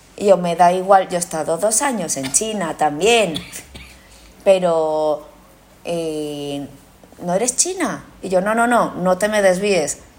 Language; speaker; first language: Spanish; early bilingual, other home language; Korean